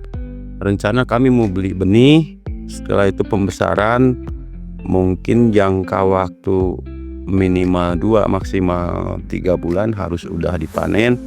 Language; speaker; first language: Indonesian; non-native, local second language; Sundanese